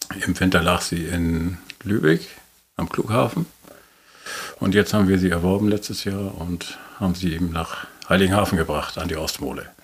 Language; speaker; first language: German; native; German